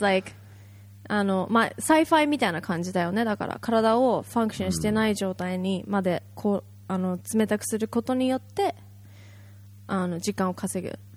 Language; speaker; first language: Japanese; native; Japanese